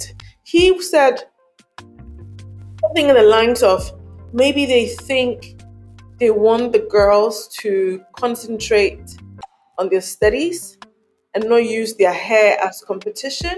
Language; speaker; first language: English; non-native, local second language; Akan